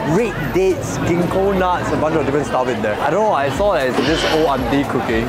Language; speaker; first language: English; native; English